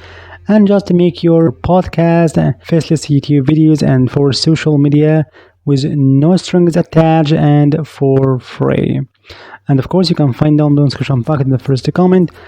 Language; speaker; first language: English; non-native, fluent; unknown